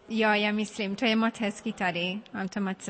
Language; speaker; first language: Czech; early bilingual, heritage; English